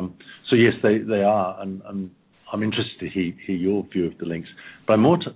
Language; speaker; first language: English; native; English